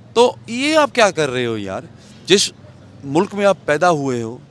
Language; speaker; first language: Hindi; native; Hindi